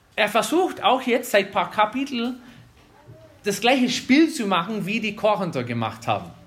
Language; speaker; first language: German; non-native, fluent; English